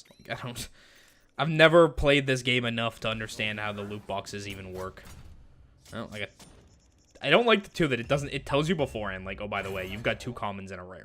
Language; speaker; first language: English; native; English